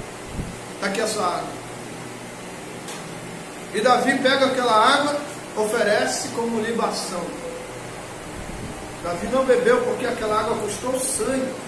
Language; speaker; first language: Portuguese; native; Portuguese